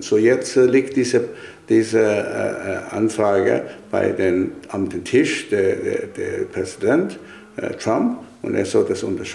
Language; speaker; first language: German; non-native, fluent; Chinese